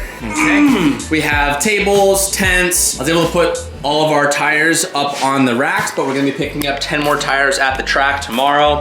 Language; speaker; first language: English; native; English